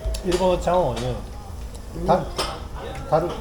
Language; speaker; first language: Korean; non-native, learner; Japanese